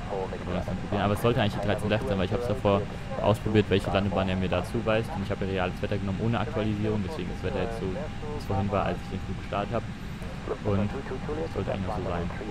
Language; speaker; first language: German; native; German